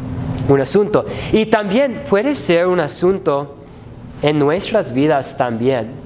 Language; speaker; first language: Spanish; non-native, fluent; English